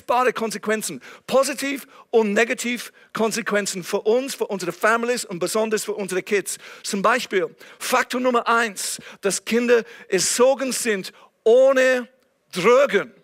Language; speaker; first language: German; non-native, fluent; English